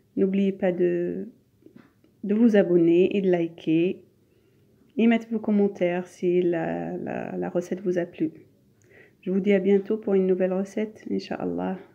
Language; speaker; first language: French; non-native, local second language; Arabic